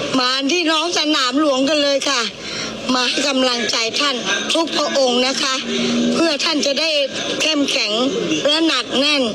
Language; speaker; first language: Thai; native; Thai